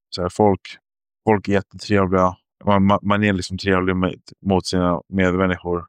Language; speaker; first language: Swedish; native; Swedish